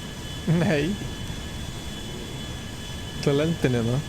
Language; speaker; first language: Icelandic; native; Icelandic